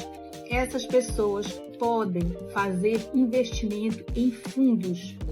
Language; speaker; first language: Portuguese; native; Portuguese